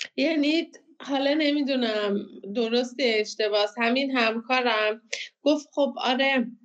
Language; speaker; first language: Persian; early bilingual, heritage; Persian